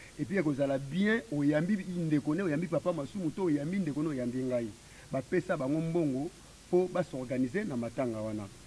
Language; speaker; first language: Lingala; native; Lingala